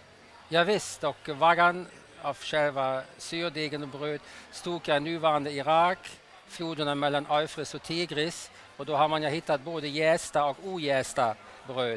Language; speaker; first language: Swedish; non-native, fluent; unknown